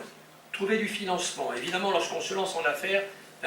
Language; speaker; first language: French; native; French